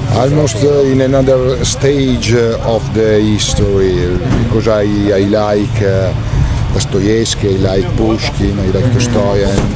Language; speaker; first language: English; non-native, learner; Italian